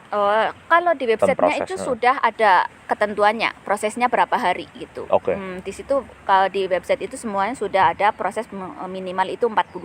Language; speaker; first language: Indonesian; native; Indonesian